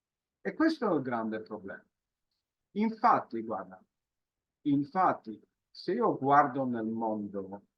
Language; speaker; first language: Italian; non-native, fluent; Polish